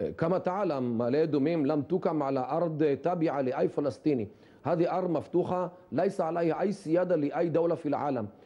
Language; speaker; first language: Arabic; non-native, fluent; Hebrew